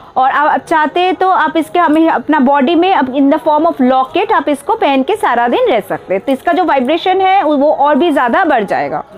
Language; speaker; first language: Hindi; non-native, local second language; Bangla